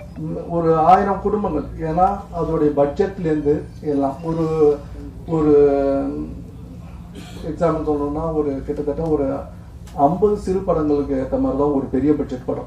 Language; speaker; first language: Tamil; native; Tamil